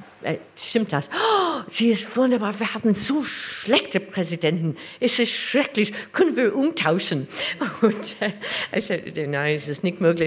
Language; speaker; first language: German; non-native, learner; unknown